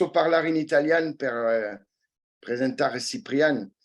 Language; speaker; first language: Italian; early bilingual, heritage; French